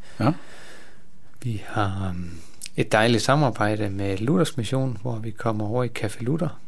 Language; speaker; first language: Danish; native; Danish